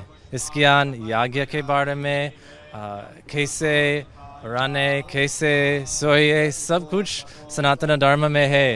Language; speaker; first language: Hindi; non-native, learner; English